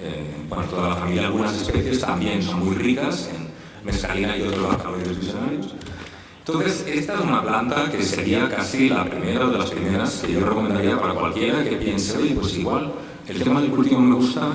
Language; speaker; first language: Spanish; native; Spanish